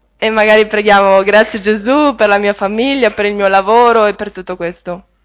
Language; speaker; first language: Italian; native; Italian